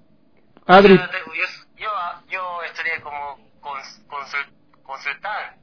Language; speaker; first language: Spanish; non-native, fluent; Korean